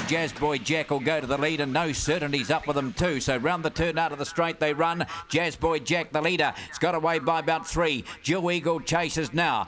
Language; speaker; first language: English; native; English